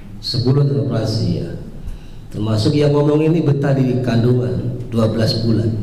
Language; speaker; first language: Indonesian; native; Indonesian